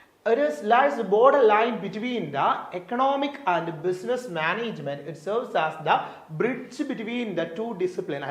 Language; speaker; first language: English; non-native, local second language; Malayalam